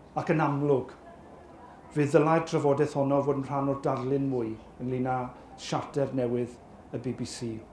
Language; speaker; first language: Welsh; native; Welsh